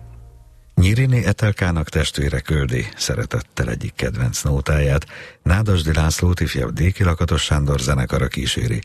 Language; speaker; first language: Hungarian; native; Hungarian